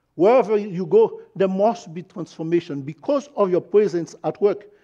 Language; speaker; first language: English; non-native, fluent; Haitian Creole